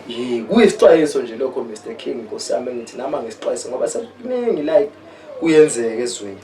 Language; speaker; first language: Zulu; native; Zulu